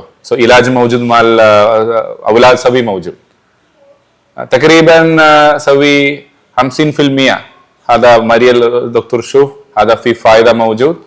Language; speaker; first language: Arabic; non-native, learner; Malayalam